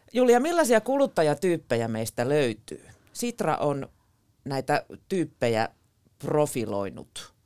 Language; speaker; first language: Finnish; native; Finnish